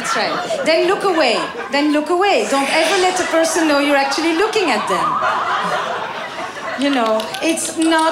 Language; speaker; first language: English; non-native, fluent; French